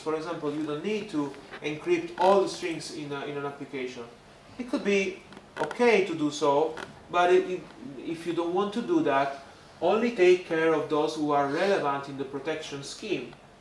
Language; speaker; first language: English; non-native, fluent; Italian